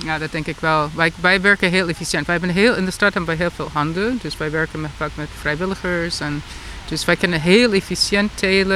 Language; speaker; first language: Dutch; non-native, fluent; English